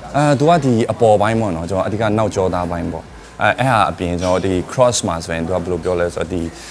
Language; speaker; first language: Burmese; non-native, local second language; Shan